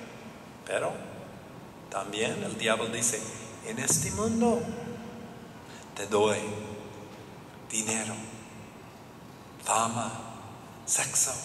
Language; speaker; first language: Spanish; non-native, learner; English